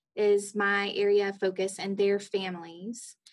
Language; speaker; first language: English; native; English